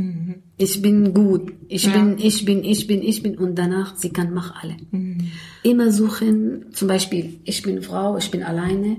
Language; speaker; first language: German; non-native, learner; Arabic